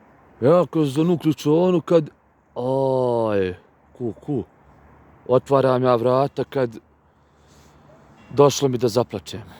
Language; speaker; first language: Bosnian; native; Bosnian